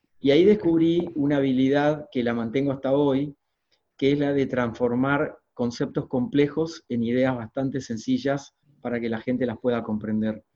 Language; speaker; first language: Spanish; native; Spanish